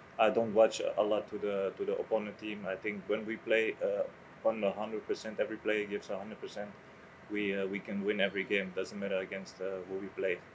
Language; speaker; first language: English; non-native, fluent; Dutch